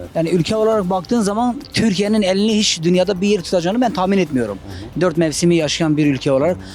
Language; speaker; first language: Turkish; native; Turkish